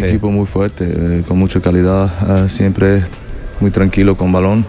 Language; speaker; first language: Spanish; non-native, learner; German